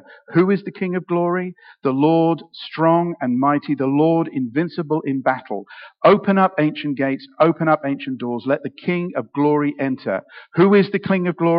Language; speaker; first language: English; native; English